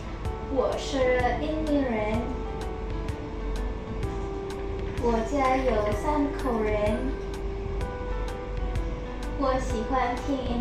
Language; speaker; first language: Chinese; non-native, learner; Indonesian